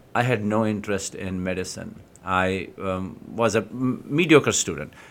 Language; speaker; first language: English; non-native, local second language; Kashmiri